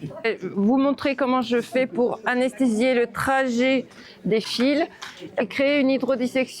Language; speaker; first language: French; native; French